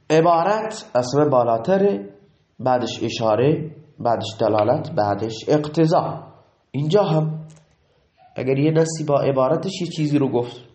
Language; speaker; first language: Persian; non-native, local second language; Baluchi